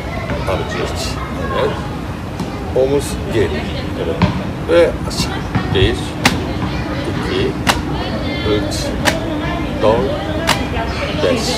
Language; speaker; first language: Turkish; non-native, learner; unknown